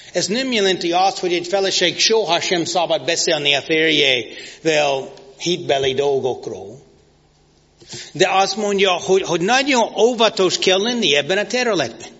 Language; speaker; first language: Hungarian; non-native, fluent; English